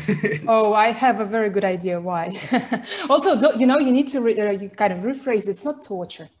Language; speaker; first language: English; non-native, fluent; Russian